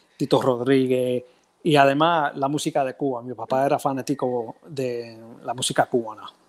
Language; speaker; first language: Spanish; early bilingual, heritage; Spanish